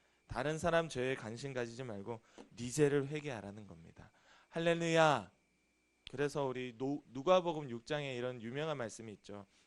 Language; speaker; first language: Korean; native; Korean